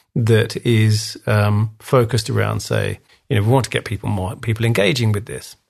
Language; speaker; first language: English; native; English